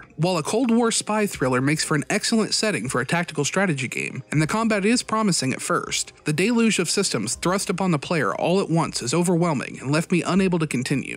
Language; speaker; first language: English; native; English